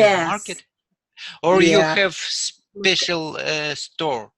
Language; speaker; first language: English; non-native, learner; Russian